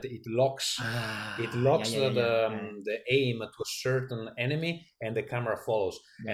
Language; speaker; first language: English; non-native, fluent; Italian